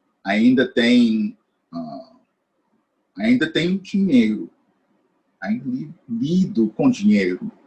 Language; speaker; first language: Portuguese; non-native, fluent; English